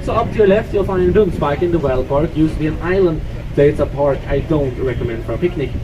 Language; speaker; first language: English; non-native, fluent; Swedish